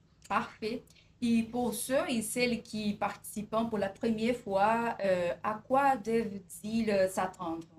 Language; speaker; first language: French; non-native, fluent; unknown